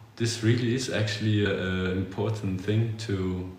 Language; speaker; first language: English; early bilingual, other home language; Polish